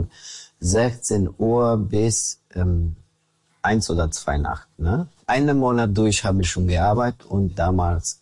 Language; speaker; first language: German; non-native, learner; Romanian